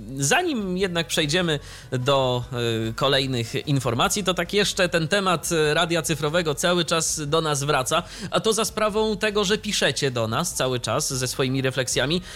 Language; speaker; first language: Polish; native; Polish